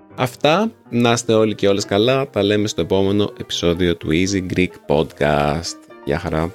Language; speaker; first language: Greek; native; Greek